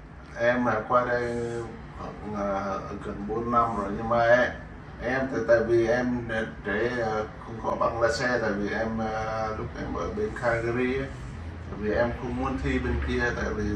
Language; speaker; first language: Vietnamese; non-native, local second language; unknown